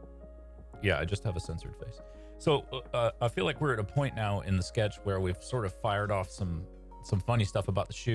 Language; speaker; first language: English; native; English